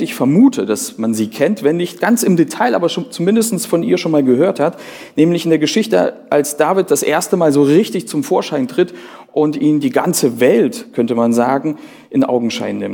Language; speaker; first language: German; native; German